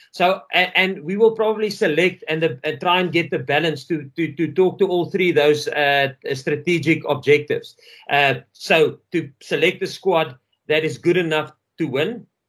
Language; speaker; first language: English; non-native, local second language; Afrikaans